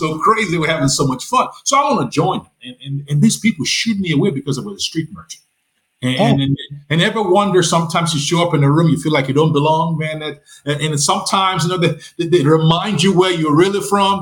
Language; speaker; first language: English; non-native, local second language; Yoruba